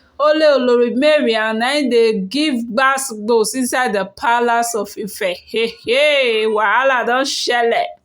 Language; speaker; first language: Nigerian Pidgin; native; Nigerian Pidgin